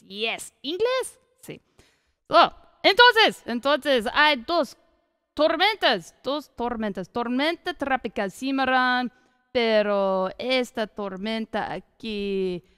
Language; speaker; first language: Spanish; non-native, learner; English